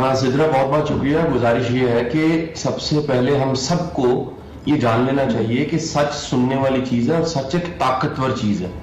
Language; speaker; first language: Urdu; non-native, local second language; Punjabi